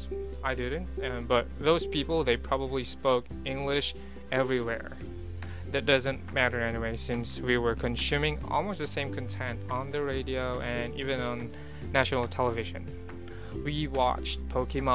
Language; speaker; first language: English; non-native, local second language; Pangasinan